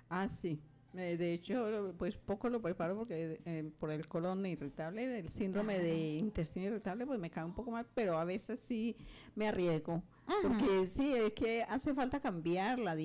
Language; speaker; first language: Spanish; native; Spanish